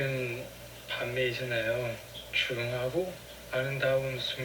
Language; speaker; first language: Korean; non-native, fluent; Chinese